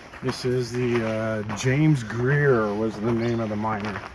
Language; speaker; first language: English; native; English